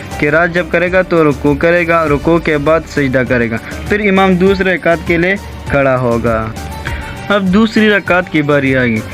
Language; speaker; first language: Urdu; non-native, local second language; Pashto